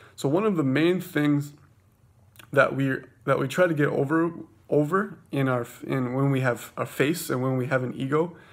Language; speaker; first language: English; native; English